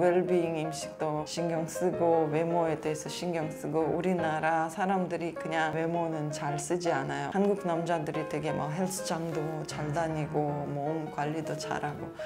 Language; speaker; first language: Korean; non-native, fluent; Russian